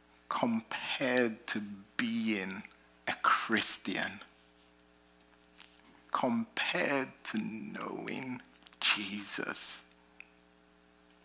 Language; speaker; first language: English; native; English